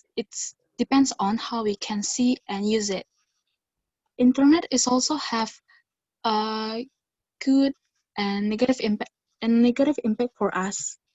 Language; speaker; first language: English; non-native, learner; Indonesian